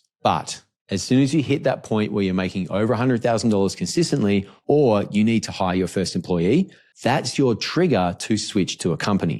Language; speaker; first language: English; native; English